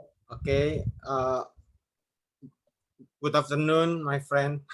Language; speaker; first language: English; non-native, learner; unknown